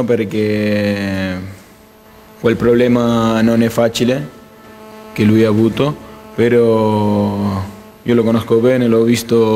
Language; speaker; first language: Italian; non-native, fluent; Spanish